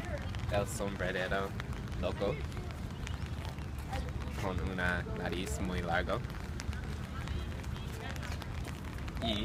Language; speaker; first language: Spanish; non-native, learner; English